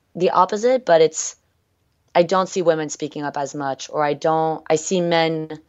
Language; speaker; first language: English; early bilingual, other home language; French